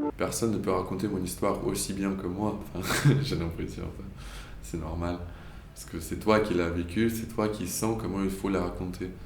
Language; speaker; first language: French; non-native, fluent; Russian